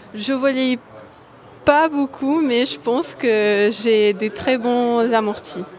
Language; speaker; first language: French; non-native, fluent; Russian